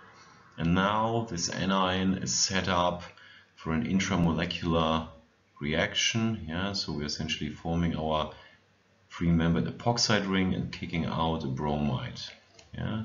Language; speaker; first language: English; non-native, fluent; German